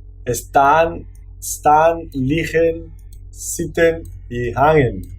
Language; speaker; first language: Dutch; non-native, learner; Spanish